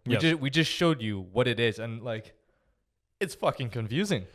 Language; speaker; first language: English; native; English